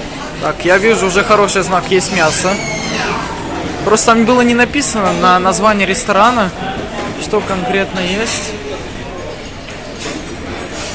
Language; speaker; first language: Russian; native; Russian